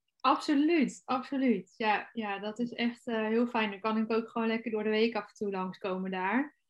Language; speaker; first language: Dutch; native; Dutch